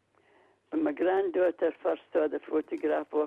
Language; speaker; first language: English; native; English